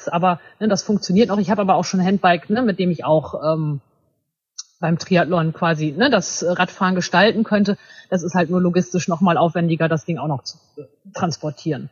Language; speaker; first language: German; native; German